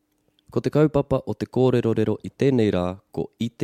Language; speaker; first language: Māori; non-native, local second language; English